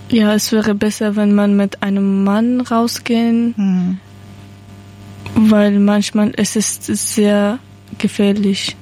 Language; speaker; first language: German; non-native, learner; Persian